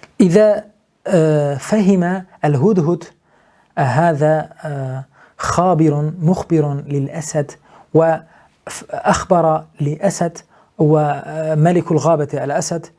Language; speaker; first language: Arabic; non-native, fluent; Turkish